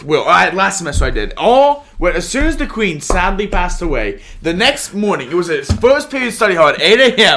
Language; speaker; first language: English; native; English